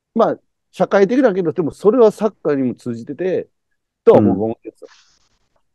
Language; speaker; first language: Japanese; native; Japanese